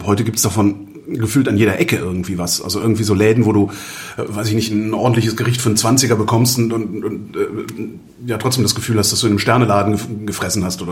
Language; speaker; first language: German; native; German